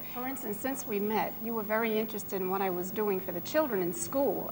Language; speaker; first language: English; early bilingual, other home language; Italian